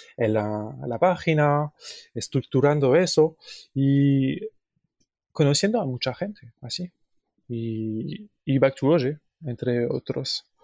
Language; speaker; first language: Spanish; non-native, fluent; French